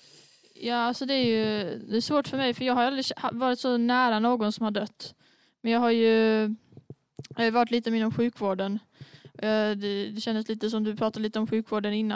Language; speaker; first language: Swedish; native; Swedish